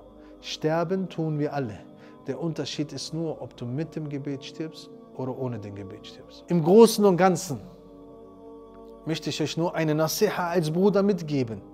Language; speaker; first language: German; native; German